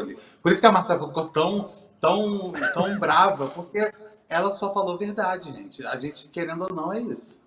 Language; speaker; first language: Portuguese; native; Portuguese